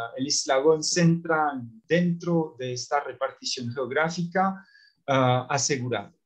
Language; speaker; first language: Spanish; non-native, fluent; French